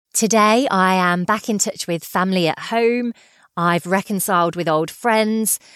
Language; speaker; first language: English; native; English